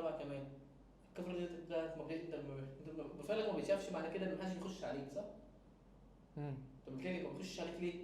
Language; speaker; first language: Arabic; native; Arabic